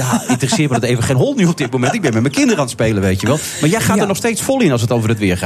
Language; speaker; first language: Dutch; native; Dutch